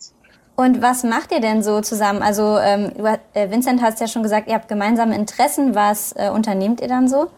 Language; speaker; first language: German; native; German